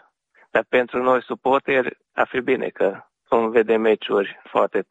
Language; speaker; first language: Romanian; early bilingual, heritage; Romanian